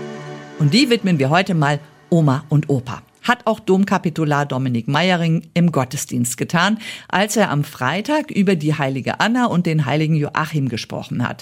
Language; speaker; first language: German; native; German